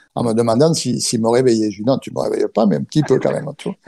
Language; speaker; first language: French; native; French